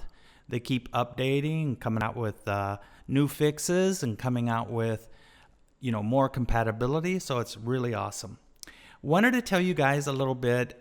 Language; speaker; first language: English; native; English